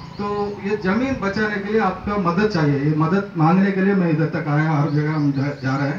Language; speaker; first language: Hindi; non-native, local second language; Telugu